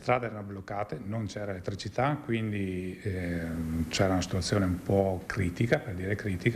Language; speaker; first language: Italian; native; Italian